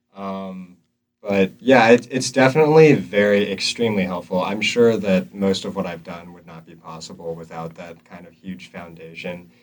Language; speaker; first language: English; native; English